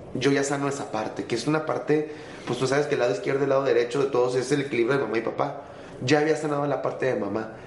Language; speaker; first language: Spanish; native; Spanish